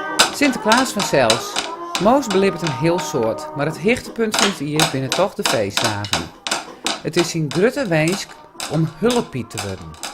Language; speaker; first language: Dutch; non-native, local second language; Western Frisian